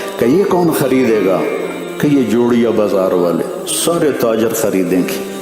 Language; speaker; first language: Urdu; non-native, local second language; Punjabi